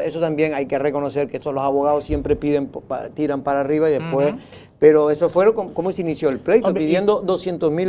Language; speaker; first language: Spanish; native; Spanish